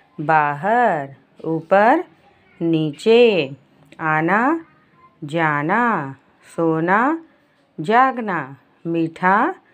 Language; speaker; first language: Hindi; non-native, local second language; Gujarati